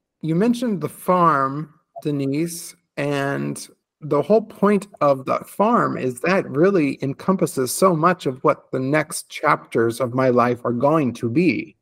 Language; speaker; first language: English; native; English